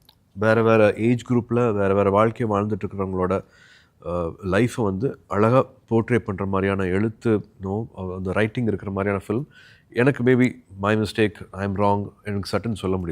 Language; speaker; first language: Tamil; native; Tamil